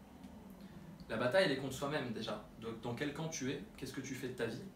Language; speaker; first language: French; early bilingual, other home language; Arabic